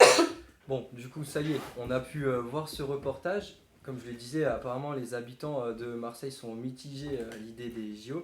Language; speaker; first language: French; native; French